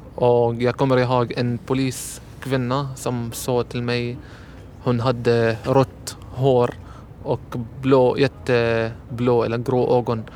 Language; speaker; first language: Swedish; non-native, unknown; Arabic